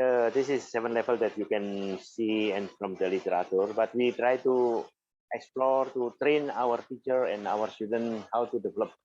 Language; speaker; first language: English; non-native, fluent; Indonesian